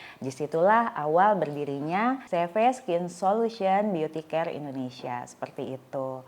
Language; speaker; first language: Indonesian; native; Indonesian